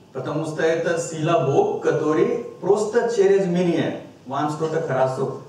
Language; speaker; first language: Russian; non-native, learner; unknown